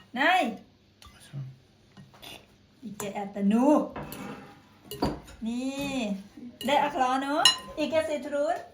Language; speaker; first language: Swedish; non-native, learner; Thai